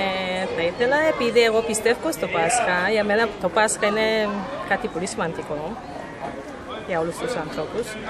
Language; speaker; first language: Greek; non-native, fluent; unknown